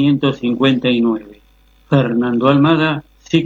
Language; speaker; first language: Spanish; native; Spanish